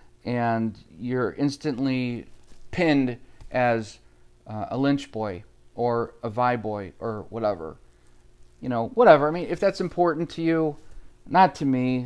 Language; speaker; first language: English; native; English